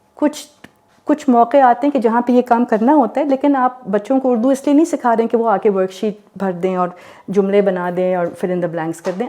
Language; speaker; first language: Urdu; native; Urdu